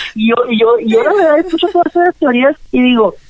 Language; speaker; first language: Spanish; native; Spanish